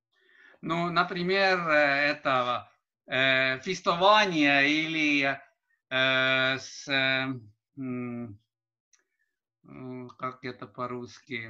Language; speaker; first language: Russian; non-native, learner; Estonian